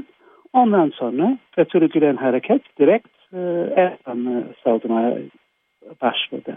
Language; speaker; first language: Turkish; non-native, fluent; English